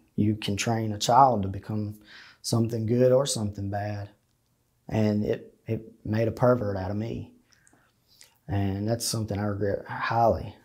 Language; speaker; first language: English; native; English